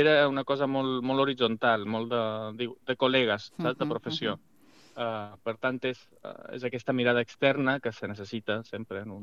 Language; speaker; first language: Catalan; non-native, fluent; Spanish